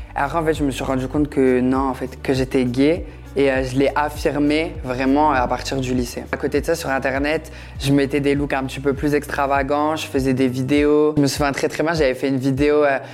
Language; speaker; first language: French; native; French